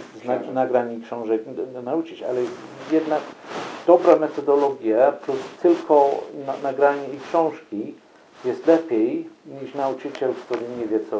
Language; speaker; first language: Polish; non-native, fluent; English